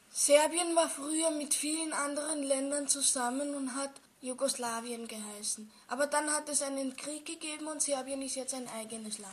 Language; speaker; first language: German; early bilingual, other home language; Serbian